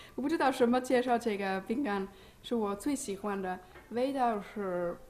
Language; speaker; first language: Chinese; non-native, learner; German